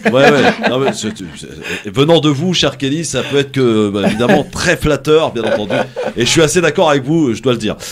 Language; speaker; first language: French; native; French